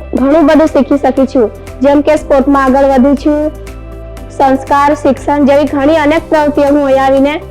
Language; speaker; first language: Gujarati; non-native, local second language; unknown